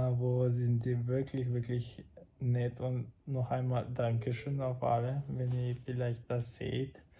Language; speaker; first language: German; non-native, fluent; Croatian